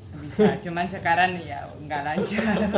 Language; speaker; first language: Indonesian; non-native, fluent; Spanish